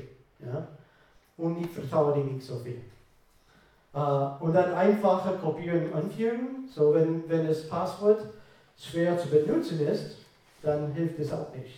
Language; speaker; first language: German; non-native, fluent; English